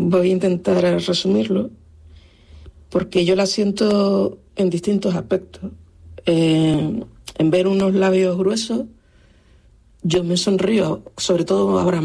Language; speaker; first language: Spanish; native; Spanish